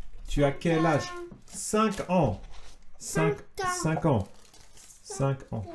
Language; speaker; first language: French; native; French